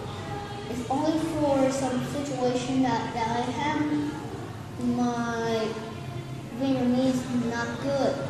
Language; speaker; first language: English; non-native, learner; Vietnamese